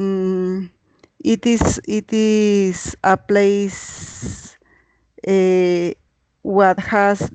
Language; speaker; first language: English; non-native, learner; Spanish